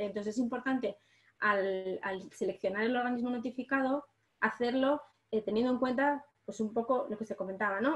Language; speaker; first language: Spanish; native; Spanish